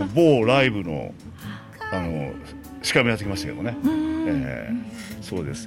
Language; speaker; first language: Japanese; native; Japanese